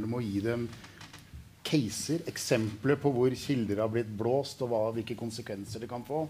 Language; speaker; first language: Norwegian; native; Norwegian